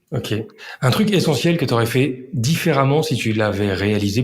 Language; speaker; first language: French; native; French